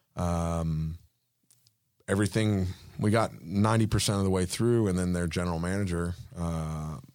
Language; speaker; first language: English; non-native, fluent; Spanish